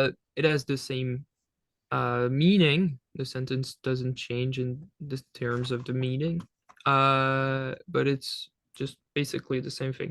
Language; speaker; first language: English; non-native, fluent; French